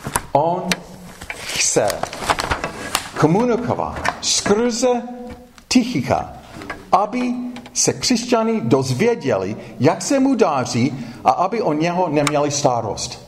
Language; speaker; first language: Czech; non-native, fluent; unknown